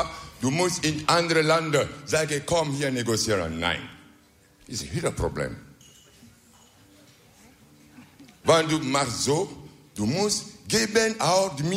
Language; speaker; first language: Dutch; non-native, learner; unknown